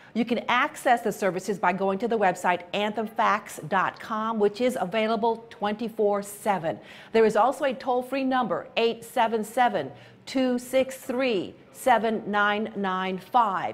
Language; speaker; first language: English; native; English